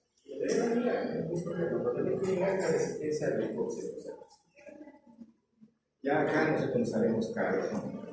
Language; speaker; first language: Spanish; native; Spanish